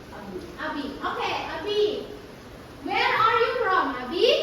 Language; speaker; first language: English; non-native, learner; Indonesian